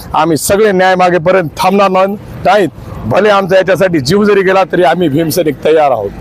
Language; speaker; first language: Marathi; native; Marathi